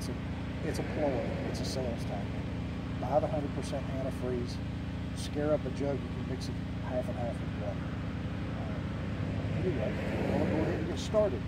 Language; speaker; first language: English; native; English